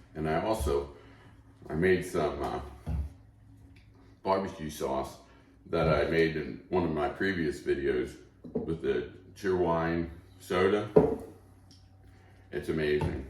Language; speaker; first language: English; native; English